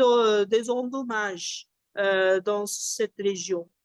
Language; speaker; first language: French; non-native, fluent; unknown